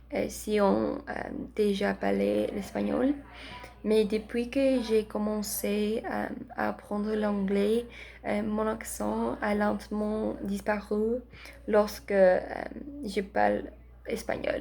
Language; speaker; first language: French; non-native, learner; Spanish